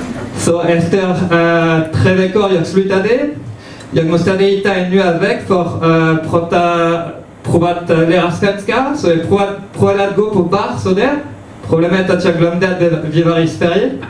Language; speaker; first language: Swedish; non-native, fluent; French